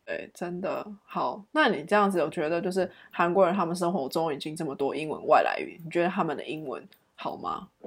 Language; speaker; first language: Chinese; native; Chinese